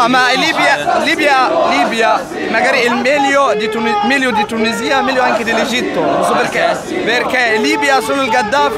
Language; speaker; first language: Italian; non-native, learner; Arabic